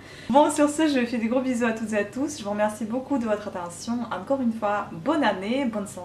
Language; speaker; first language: French; non-native, fluent; Russian